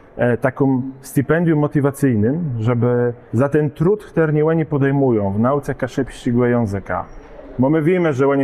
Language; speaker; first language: Polish; non-native, local second language; Kashubian